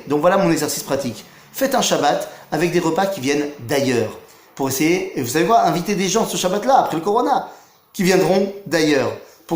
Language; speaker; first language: French; native; French